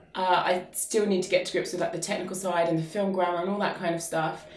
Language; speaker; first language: English; native; English